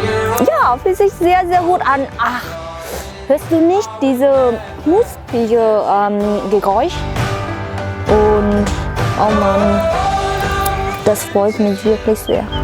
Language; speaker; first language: German; non-native, learner; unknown